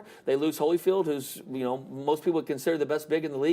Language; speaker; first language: English; native; English